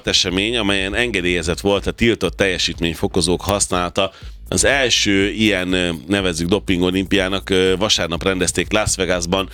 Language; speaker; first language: Hungarian; native; Hungarian